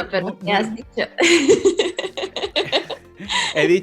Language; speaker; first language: Spanish; early bilingual, heritage; English